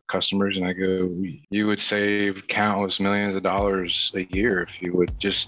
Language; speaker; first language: English; native; English